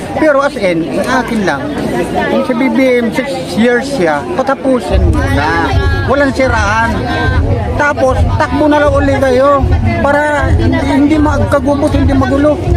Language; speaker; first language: Filipino; non-native, local second language; Waray